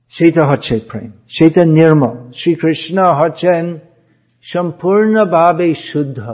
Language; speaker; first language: Bangla; non-native, fluent; English